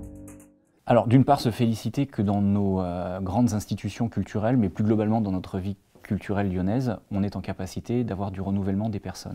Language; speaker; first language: French; native; French